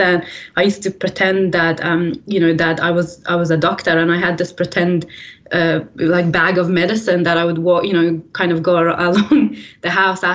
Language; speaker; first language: English; early bilingual, other home language; Persian